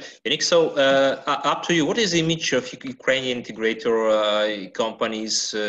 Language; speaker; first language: English; non-native, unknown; Ukrainian